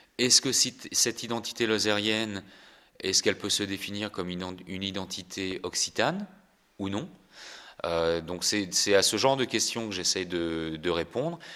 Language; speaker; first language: French; native; French